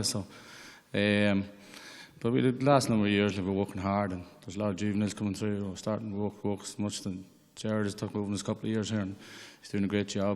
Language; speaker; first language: English; native; English